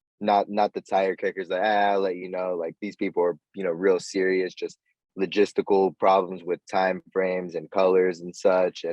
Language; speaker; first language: English; native; English